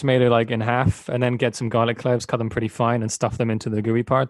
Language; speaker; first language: English; native; English